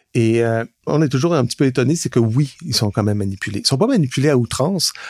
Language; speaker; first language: French; native; French